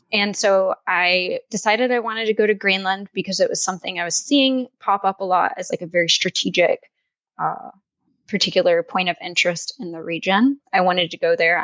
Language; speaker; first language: English; native; English